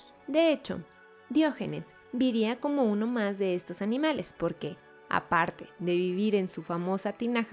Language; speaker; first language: Spanish; native; Spanish